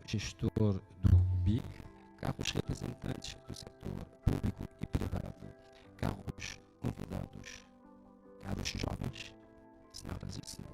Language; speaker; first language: Portuguese; non-native, fluent; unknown